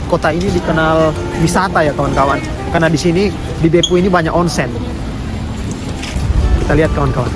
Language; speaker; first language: Indonesian; native; Indonesian